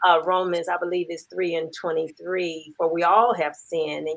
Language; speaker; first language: English; native; English